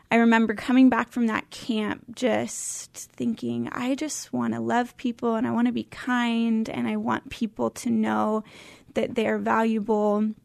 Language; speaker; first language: English; native; English